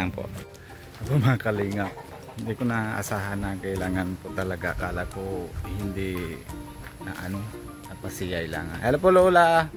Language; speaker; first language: Filipino; non-native, local second language; Bikol